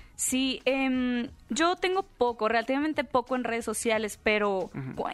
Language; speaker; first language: Spanish; native; Spanish